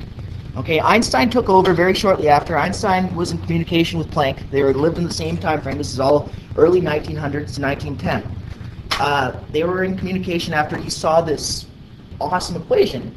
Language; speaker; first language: English; native; English